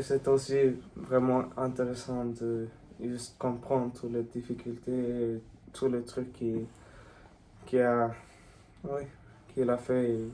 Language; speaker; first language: French; non-native, learner; Swedish